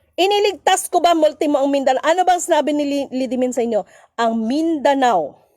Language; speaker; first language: Filipino; non-native, local second language; Cebuano